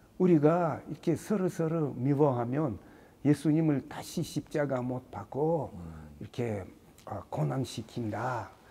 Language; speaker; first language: Korean; non-native, learner; Russian